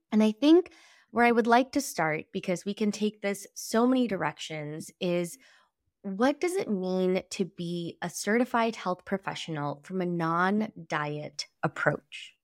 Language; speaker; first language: English; early bilingual, other home language; Spanish